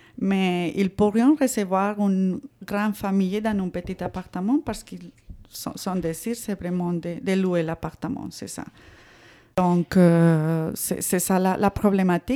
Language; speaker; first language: French; non-native, fluent; Spanish